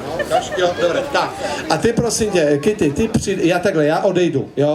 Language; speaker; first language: Czech; native; Czech